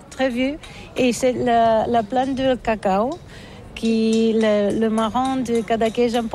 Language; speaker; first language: French; non-native, learner; Catalan